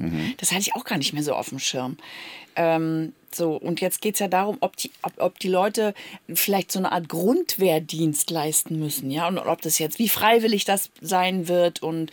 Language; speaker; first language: German; native; German